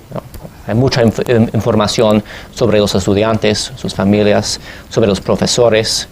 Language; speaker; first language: Spanish; non-native, fluent; English